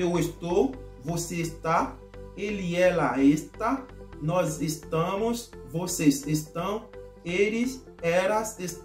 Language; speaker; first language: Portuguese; non-native, learner; Haitian Creole